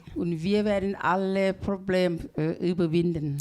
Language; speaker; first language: German; non-native, learner; Thai